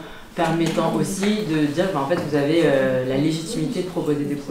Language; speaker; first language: French; native; French